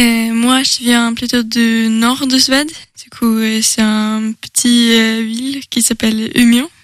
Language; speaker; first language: French; non-native, learner; Swedish